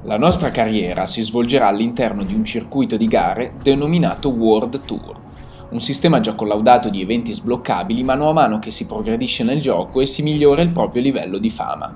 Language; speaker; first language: Italian; native; Italian